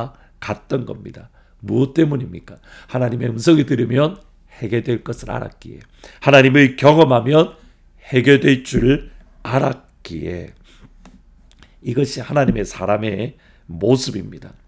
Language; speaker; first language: Korean; native; Korean